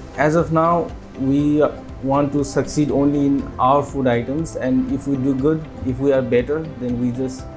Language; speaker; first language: English; non-native, local second language; Nepali